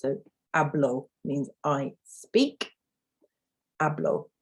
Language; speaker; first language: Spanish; non-native, fluent; English